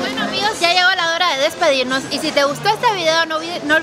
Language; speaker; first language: Spanish; native; Spanish